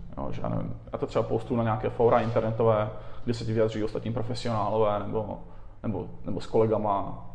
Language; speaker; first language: Czech; native; Czech